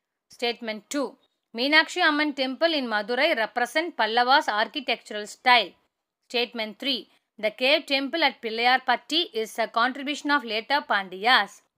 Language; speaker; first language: English; non-native, local second language; Tamil